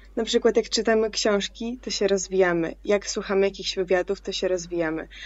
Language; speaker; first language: Polish; early bilingual, other home language; Russian